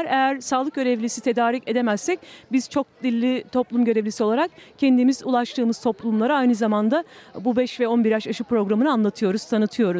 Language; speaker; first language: Turkish; native; Turkish